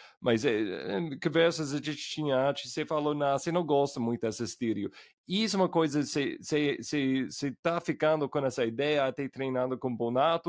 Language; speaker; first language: Portuguese; non-native, fluent; English